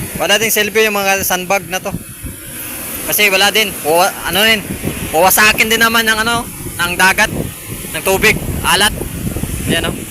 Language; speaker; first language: Filipino; non-native, local second language; Aklanon